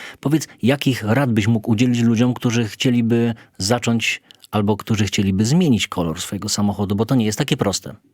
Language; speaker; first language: Polish; native; Polish